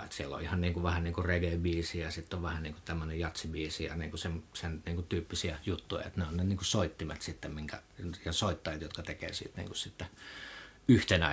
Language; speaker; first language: Finnish; native; Finnish